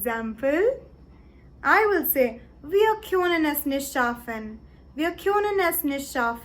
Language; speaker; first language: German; non-native, learner; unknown